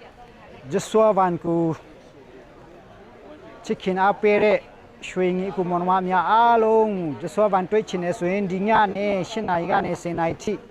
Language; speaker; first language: Burmese; non-native, local second language; Hakha Chin